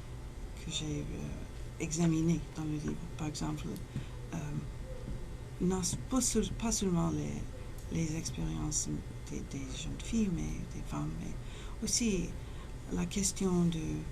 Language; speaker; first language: French; non-native, fluent; English